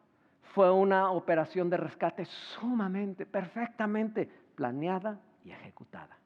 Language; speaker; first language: Spanish; native; Spanish